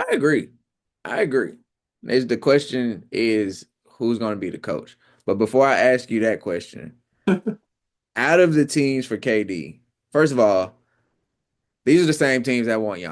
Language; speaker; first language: English; native; English